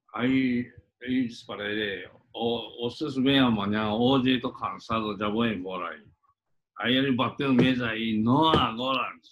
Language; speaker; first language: Portuguese; non-native, fluent; Japanese